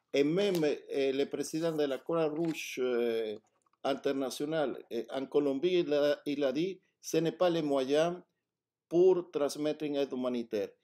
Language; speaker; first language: French; non-native, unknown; Spanish